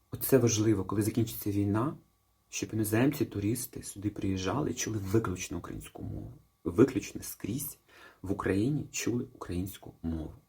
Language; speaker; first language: Ukrainian; non-native, local second language; Russian